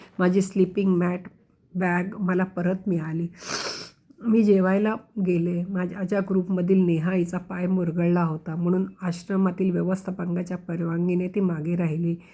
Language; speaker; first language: Marathi; non-native, local second language; Konkani